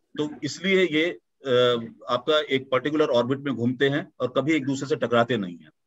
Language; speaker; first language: Hindi; native; Hindi